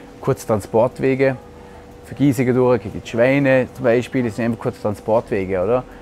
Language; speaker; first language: German; native; German